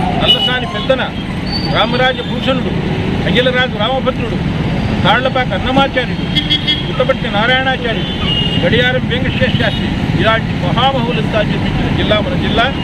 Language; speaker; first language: Telugu; native; Telugu